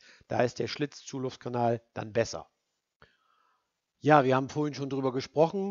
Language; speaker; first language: German; native; German